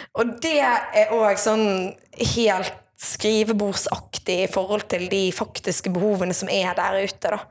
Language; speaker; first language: Norwegian; native; Norwegian